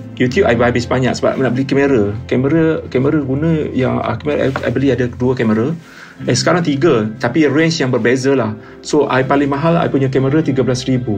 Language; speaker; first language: Malay; native; Malay